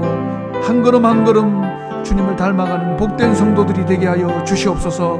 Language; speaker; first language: Korean; native; Korean